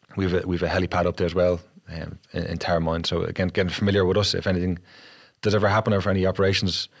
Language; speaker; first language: English; native; English